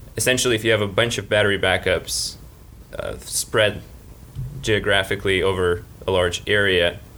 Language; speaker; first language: English; early bilingual, other home language; Russian